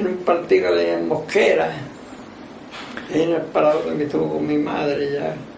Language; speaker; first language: Spanish; native; Spanish